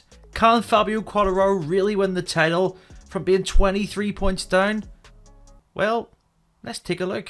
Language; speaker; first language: English; native; English